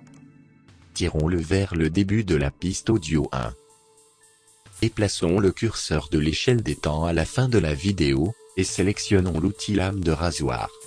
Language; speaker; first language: French; native; French